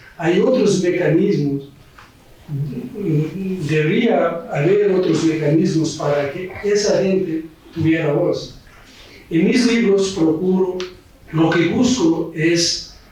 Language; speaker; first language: Spanish; non-native, fluent; Portuguese